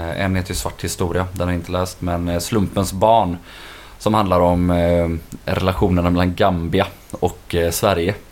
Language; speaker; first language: Swedish; native; Swedish